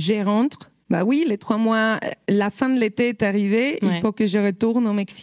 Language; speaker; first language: French; non-native, fluent; Spanish